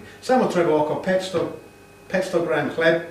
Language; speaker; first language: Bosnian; non-native, learner; English